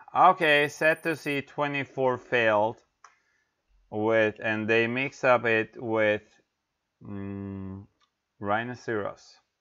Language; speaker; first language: English; non-native, fluent; Turkish